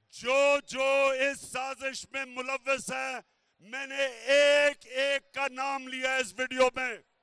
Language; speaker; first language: Urdu; native; Urdu